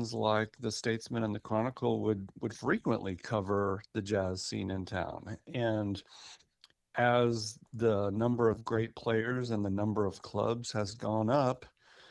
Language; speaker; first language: English; native; English